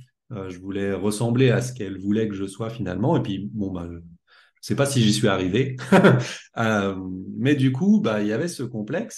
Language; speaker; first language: French; native; French